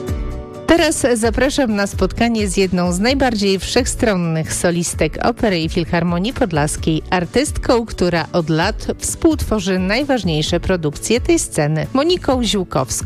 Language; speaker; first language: Polish; native; Polish